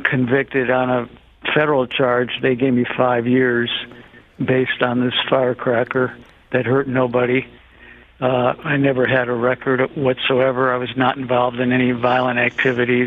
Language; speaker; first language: English; native; English